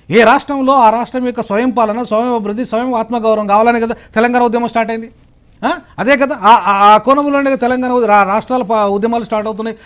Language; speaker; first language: Telugu; native; Telugu